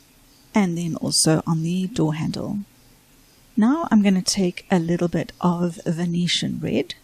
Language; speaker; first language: English; native; English